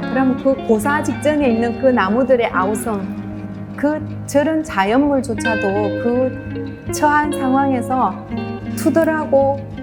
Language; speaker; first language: Korean; native; Korean